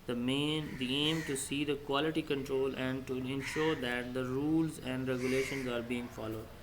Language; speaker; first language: English; non-native, local second language; Urdu